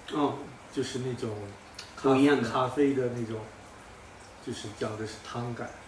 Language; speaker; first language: Chinese; native; Chinese